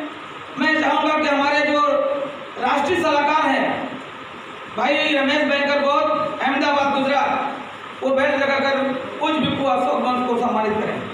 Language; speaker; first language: Hindi; native; Hindi